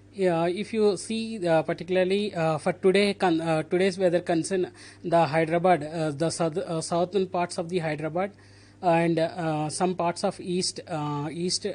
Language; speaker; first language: English; non-native, local second language; Telugu